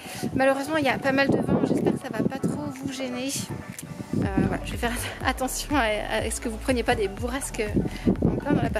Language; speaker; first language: French; native; French